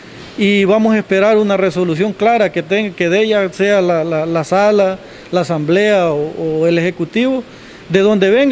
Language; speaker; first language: Spanish; native; Spanish